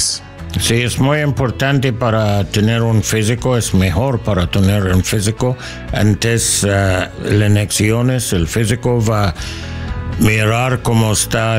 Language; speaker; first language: Spanish; non-native, learner; English